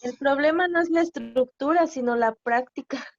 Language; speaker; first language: Spanish; native; Spanish